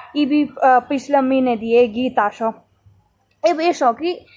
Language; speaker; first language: Hindi; native; Hindi